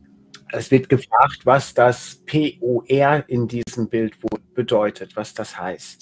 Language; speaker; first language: German; native; German